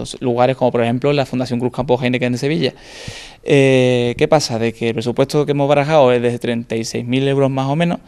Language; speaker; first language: Spanish; native; Spanish